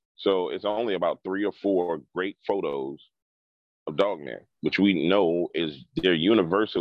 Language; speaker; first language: English; native; English